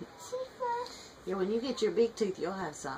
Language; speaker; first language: English; native; English